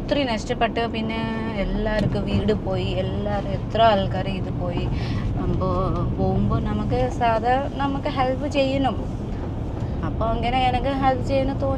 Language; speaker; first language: Malayalam; non-native, local second language; Nepali